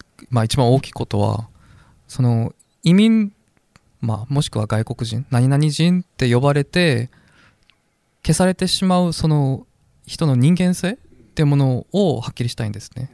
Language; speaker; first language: Japanese; non-native, fluent; Korean